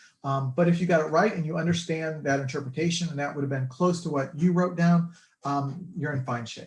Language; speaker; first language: English; native; English